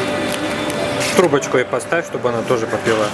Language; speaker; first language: Russian; native; Russian